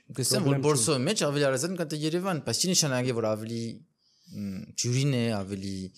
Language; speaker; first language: Armenian; early bilingual, heritage; Armenian